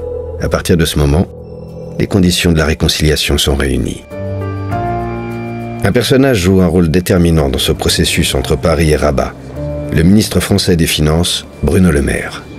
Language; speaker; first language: French; native; French